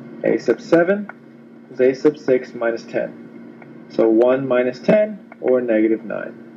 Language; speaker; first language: English; native; English